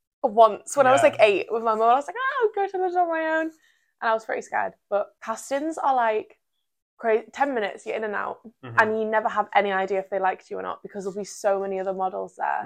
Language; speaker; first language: English; native; English